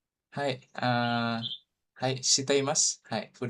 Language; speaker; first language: Japanese; non-native, learner; Indonesian